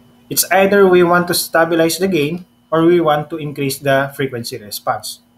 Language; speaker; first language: English; non-native, local second language; Filipino